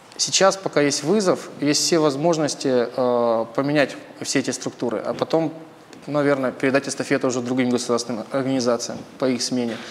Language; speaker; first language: Russian; native; Russian